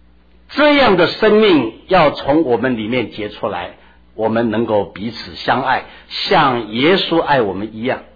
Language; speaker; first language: Chinese; native; Chinese